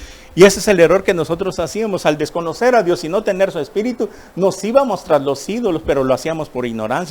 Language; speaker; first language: Spanish; native; Spanish